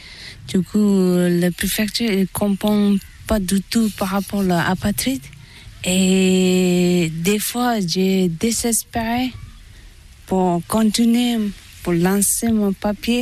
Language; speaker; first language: French; non-native, learner; Tibetan